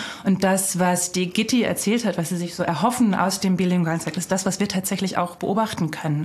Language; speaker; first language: German; native; German